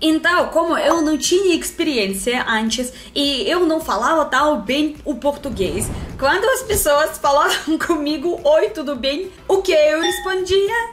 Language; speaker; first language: Portuguese; non-native, fluent; Russian